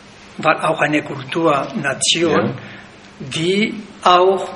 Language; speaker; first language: German; non-native, fluent; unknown